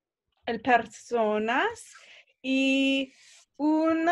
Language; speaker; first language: Spanish; non-native, learner; English